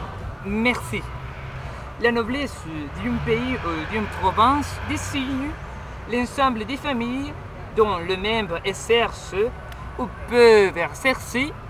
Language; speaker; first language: French; non-native, learner; Spanish